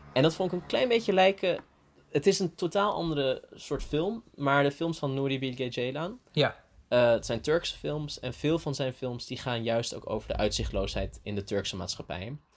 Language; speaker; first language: Dutch; early bilingual, heritage; Dutch